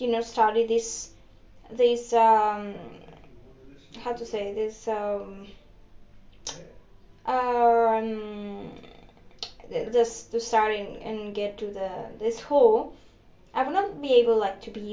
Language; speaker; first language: English; non-native, fluent; Greek